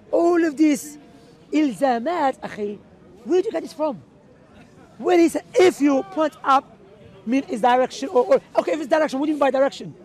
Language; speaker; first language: English; non-native, fluent; Arabic